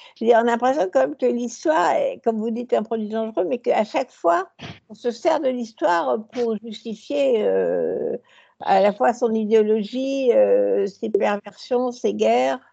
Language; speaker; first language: French; native; French